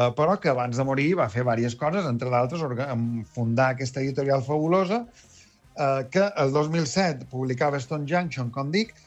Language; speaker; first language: Catalan; native; Catalan